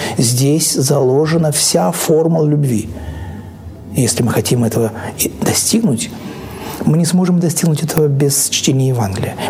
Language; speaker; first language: Russian; native; Russian